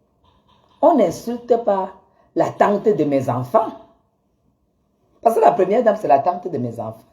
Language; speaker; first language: French; native; French